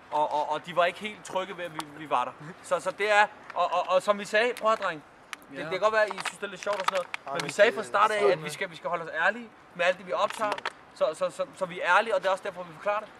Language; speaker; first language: Danish; native; Danish